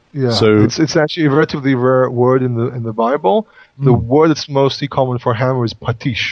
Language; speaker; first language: English; non-native, fluent; Hebrew